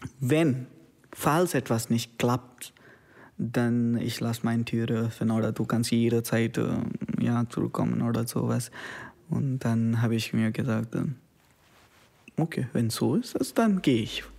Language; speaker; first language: German; non-native, learner; Konkani